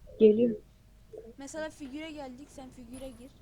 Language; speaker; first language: Turkish; native; Turkish